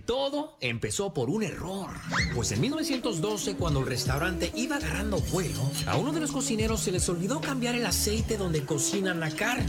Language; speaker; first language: Spanish; native; Spanish